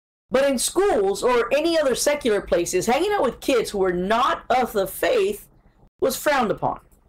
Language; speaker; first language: English; early bilingual, other home language; Spanish